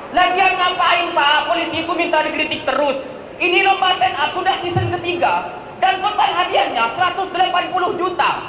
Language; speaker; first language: Indonesian; non-native, local second language; Madurese